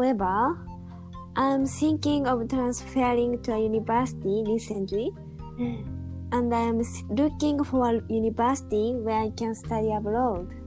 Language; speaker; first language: English; non-native, learner; Japanese